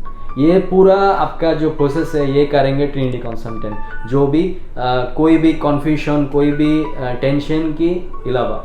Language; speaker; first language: Hindi; non-native, fluent; Bangla